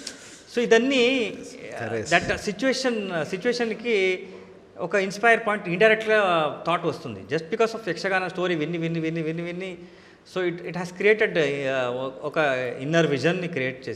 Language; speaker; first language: Telugu; non-native, local second language; Kannada